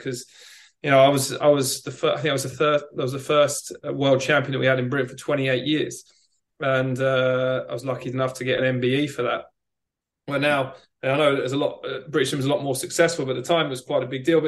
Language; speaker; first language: English; native; English